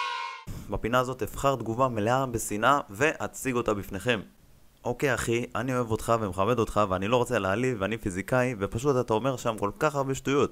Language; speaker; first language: Hebrew; native; Hebrew